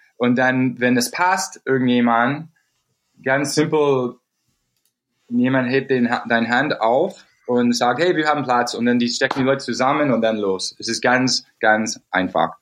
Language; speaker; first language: German; non-native, fluent; English